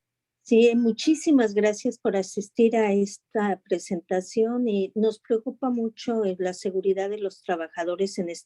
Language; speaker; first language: Spanish; native; Spanish